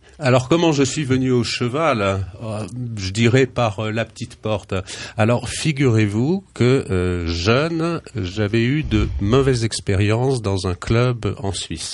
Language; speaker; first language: French; native; French